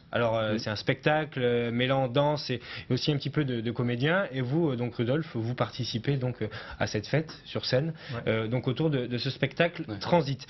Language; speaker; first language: French; native; French